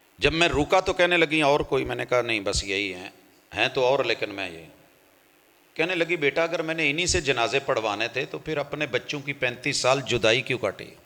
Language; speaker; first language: Urdu; non-native, local second language; Punjabi